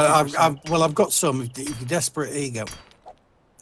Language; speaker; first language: English; native; English